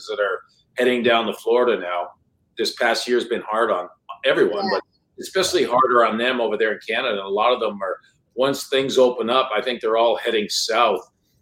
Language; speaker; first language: English; non-native, fluent; French